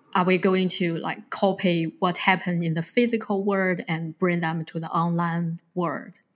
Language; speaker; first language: English; non-native, fluent; Chinese